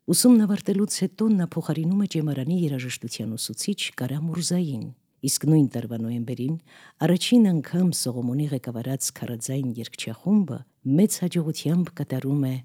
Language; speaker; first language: Armenian; native; Armenian